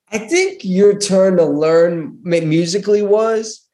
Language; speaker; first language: English; early bilingual, other home language; Hindi